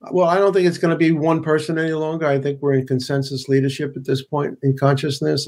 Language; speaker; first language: English; native; English